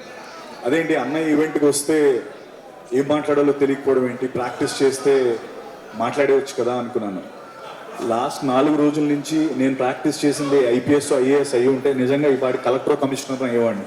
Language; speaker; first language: Telugu; native; Telugu